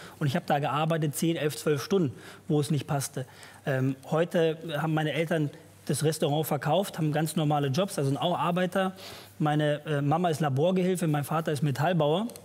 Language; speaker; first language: German; early bilingual, other home language; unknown